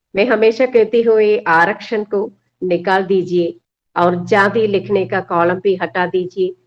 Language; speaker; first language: Hindi; non-native, local second language; Malayalam